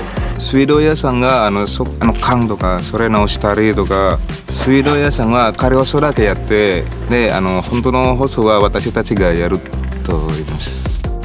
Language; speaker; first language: Japanese; non-native, learner; Indonesian